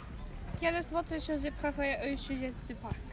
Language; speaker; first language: French; non-native, learner; Icelandic